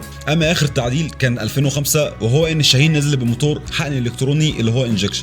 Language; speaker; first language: Arabic; native; Arabic